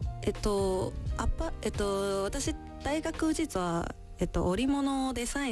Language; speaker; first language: Japanese; non-native, learner; Chinese